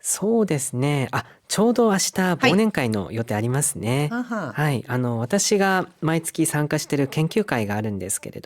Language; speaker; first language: Japanese; native; Japanese